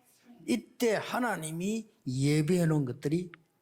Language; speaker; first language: Korean; native; Korean